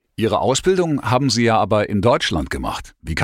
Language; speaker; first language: German; native; German